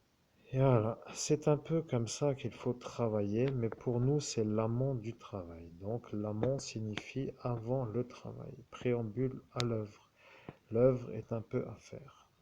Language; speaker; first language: French; native; French